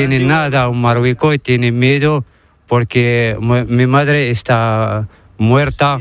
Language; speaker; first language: Spanish; non-native, learner; Arabic